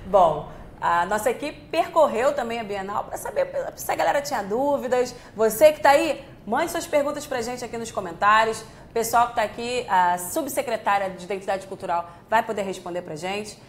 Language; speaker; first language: Portuguese; native; Portuguese